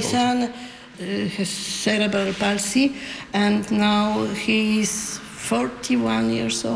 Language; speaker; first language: English; non-native, learner; Polish